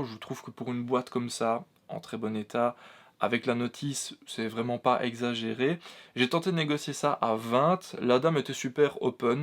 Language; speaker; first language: French; native; French